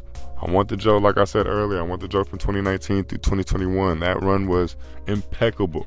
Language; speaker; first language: English; native; English